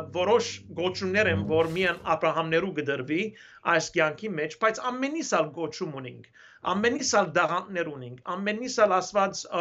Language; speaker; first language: Armenian; early bilingual, heritage; Armenian